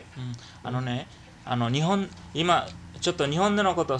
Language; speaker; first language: Japanese; early bilingual, heritage; Japanese